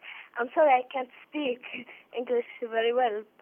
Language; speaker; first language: English; non-native, learner; Arabic